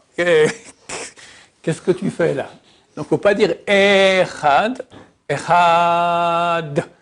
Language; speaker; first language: French; native; French